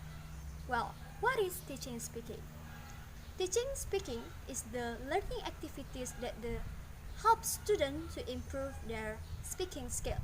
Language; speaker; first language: English; non-native, learner; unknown